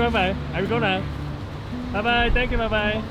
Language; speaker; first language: English; non-native, learner; Korean